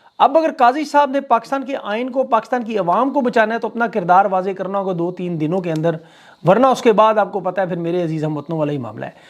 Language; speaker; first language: Urdu; native; Urdu